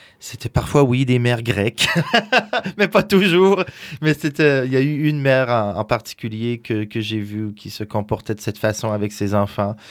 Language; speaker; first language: French; native; French